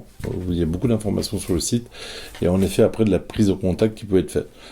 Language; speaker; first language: French; native; French